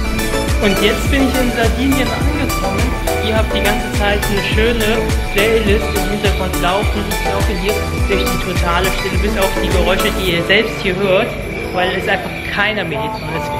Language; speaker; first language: German; native; German